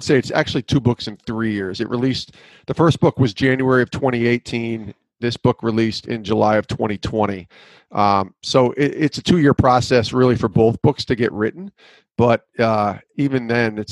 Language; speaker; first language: English; native; English